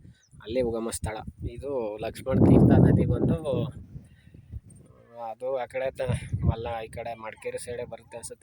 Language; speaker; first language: Kannada; native; Kannada